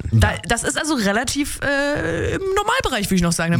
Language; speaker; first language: German; native; German